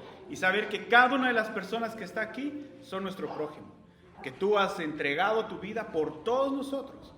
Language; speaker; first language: Spanish; native; Spanish